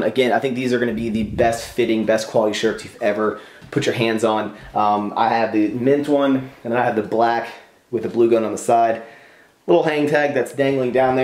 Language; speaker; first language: English; native; English